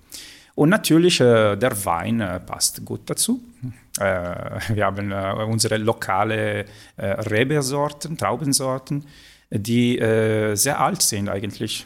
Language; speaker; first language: German; non-native, fluent; Italian